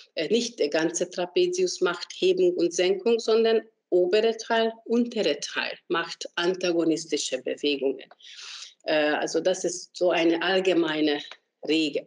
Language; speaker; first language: German; non-native, fluent; Hungarian